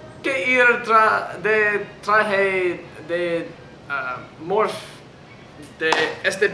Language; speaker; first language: Spanish; non-native, learner; English